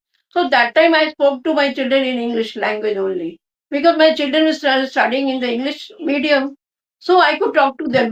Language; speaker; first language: English; non-native, local second language; Hindi